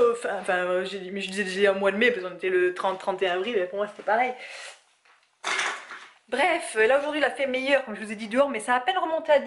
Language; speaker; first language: French; native; French